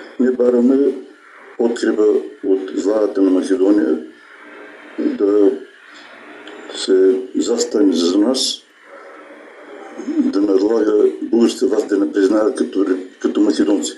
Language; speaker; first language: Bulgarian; non-native, local second language; Macedonian